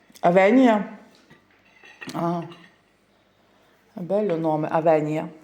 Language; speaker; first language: Italian; non-native, learner; Ukrainian